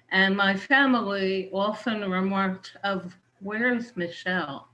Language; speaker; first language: English; native; English